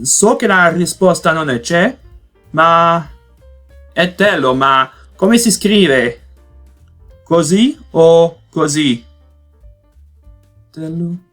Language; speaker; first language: Italian; non-native, learner; Portuguese